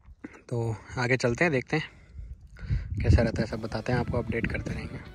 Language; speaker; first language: Hindi; native; Hindi